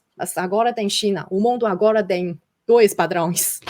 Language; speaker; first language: Portuguese; non-native, fluent; Chinese